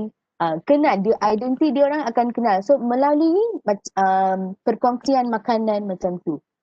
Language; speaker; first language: Malay; native; Malay